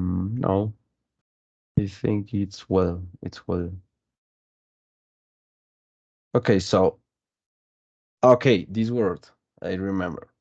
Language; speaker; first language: English; non-native, fluent; Spanish